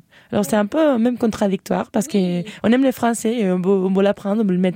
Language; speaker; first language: French; non-native, fluent; Spanish